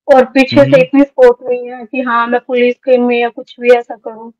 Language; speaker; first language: Hindi; native; Hindi